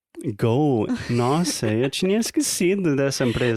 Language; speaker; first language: Portuguese; non-native, fluent; English